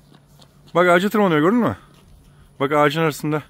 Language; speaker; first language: Turkish; native; Turkish